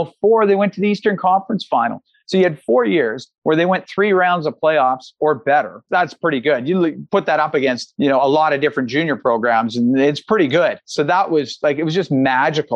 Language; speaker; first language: English; native; English